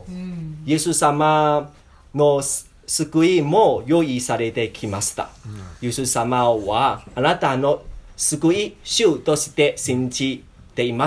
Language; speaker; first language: Japanese; non-native, learner; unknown